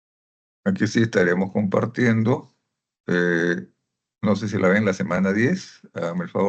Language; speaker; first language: Spanish; native; Spanish